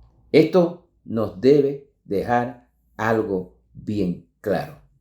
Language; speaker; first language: Spanish; native; Spanish